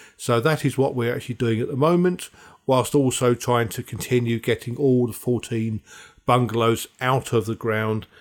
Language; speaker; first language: English; native; English